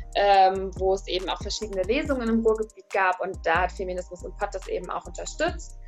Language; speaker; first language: German; native; German